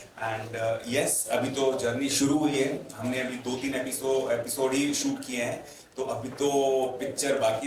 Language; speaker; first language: Hindi; native; Hindi